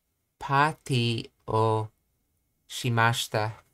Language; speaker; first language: Japanese; non-native, learner; English